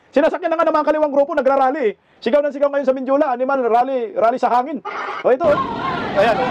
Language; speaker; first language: Filipino; non-native, local second language; Cebuano